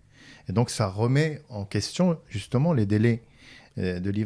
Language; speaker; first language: French; non-native, local second language; Arabic